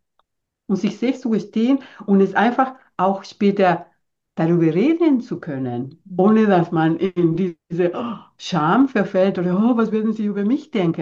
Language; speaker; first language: German; non-native, fluent; Spanish